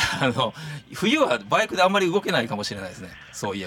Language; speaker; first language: Japanese; native; Japanese